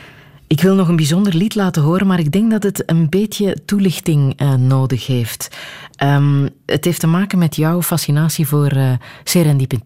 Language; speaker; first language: Dutch; native; Dutch